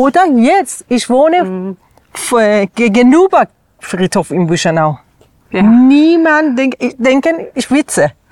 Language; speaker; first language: German; non-native, learner; Persian